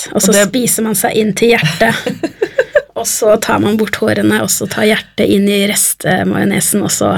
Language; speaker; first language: Norwegian; early bilingual, other home language; Spanish